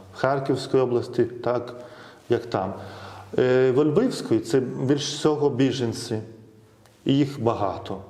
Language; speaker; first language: Ukrainian; non-native, fluent; Lithuanian